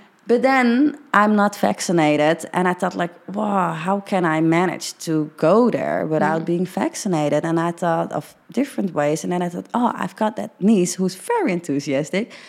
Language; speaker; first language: English; early bilingual, heritage; Dutch